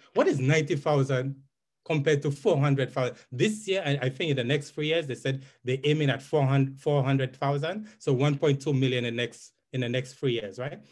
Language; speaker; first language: English; native; English